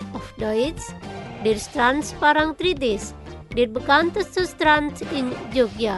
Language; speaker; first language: German; non-native, fluent; Indonesian